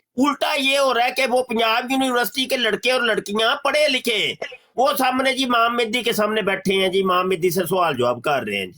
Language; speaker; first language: Urdu; non-native, local second language; Punjabi